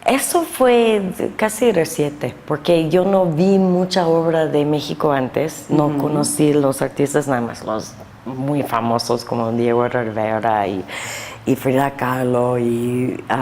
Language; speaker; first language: Spanish; non-native, learner; English